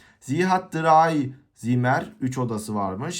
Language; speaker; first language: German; non-native, learner; Turkish